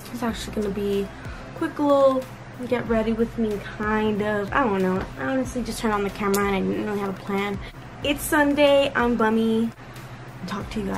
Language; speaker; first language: English; early bilingual, other home language; Spanish